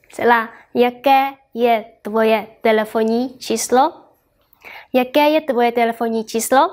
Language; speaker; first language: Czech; non-native, fluent; Vietnamese